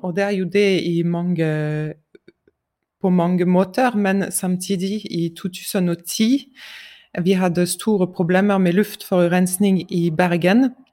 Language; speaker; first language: Norwegian; non-native, fluent; French